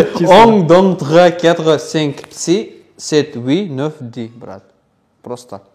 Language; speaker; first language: Russian; non-native, local second language; Uzbek